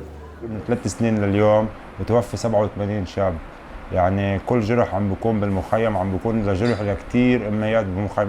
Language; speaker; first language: Arabic; native; Arabic